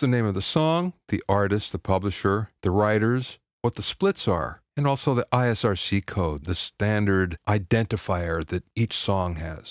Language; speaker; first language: English; native; English